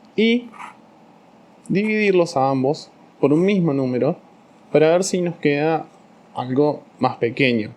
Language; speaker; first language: Spanish; native; Spanish